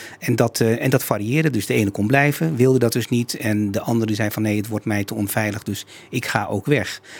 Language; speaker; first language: Dutch; native; Dutch